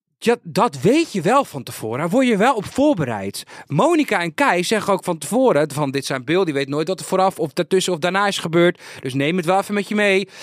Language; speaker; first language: Dutch; native; Dutch